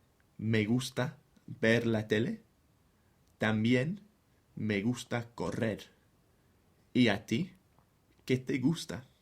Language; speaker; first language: Spanish; non-native, fluent; English